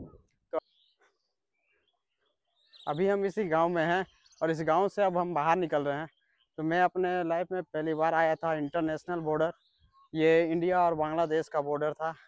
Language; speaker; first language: Hindi; native; Hindi